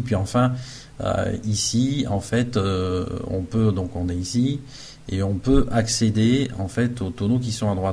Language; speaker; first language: French; native; French